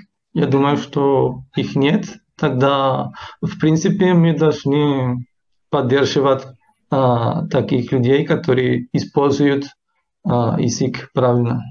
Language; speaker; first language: Russian; non-native, fluent; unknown